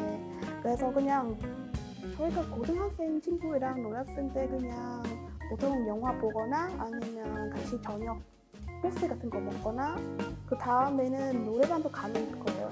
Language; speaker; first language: Korean; non-native, fluent; Vietnamese